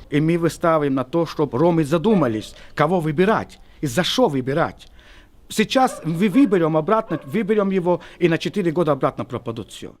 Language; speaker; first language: Russian; non-native, local second language; Romany